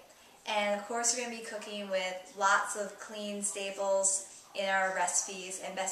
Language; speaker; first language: English; native; English